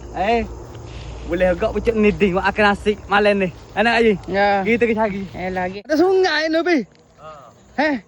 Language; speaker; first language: Malay; native; Malay